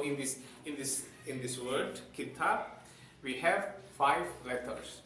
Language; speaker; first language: English; non-native, learner; Javanese